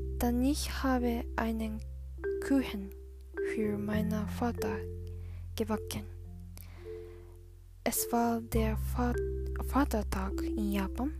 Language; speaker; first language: German; non-native, learner; Japanese